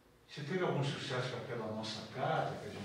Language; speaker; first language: Portuguese; native; Portuguese